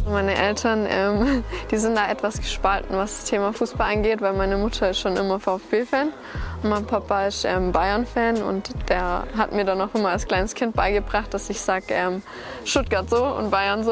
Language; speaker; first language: German; native; German